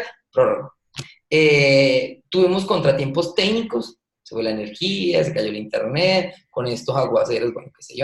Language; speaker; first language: Spanish; native; Spanish